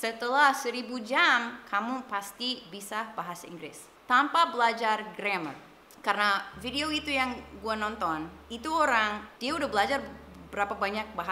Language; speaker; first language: Indonesian; non-native, fluent; English